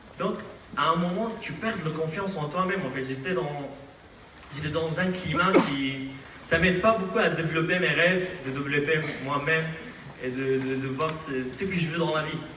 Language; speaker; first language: French; non-native, fluent; Aramaic